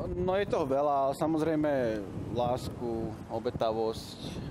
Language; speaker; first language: Slovak; native; Slovak